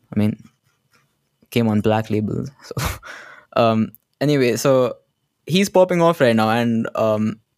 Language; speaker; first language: English; non-native, local second language; Hindi